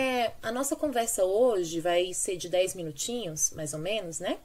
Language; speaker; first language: Portuguese; native; Portuguese